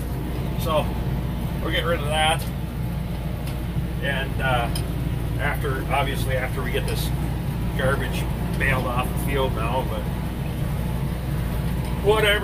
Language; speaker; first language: English; native; English